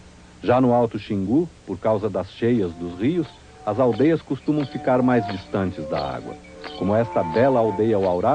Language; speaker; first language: Portuguese; native; Portuguese